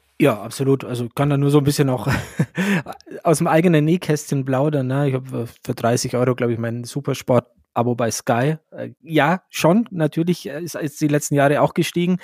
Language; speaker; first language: German; native; German